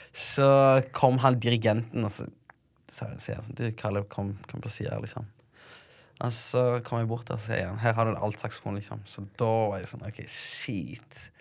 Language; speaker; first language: Norwegian; early bilingual, other home language; Tigrinya